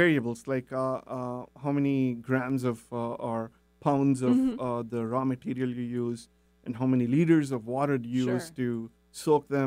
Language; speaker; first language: English; non-native, local second language; Telugu